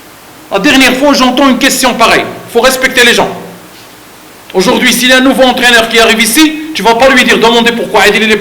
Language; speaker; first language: French; non-native, fluent; Arabic